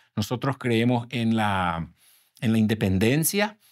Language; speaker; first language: Spanish; native; Spanish